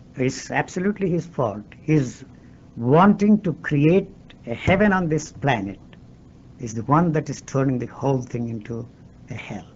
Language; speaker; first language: English; non-native, local second language; Telugu